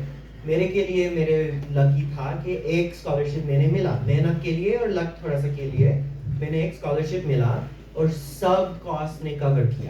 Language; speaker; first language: Hindi; early bilingual, heritage; English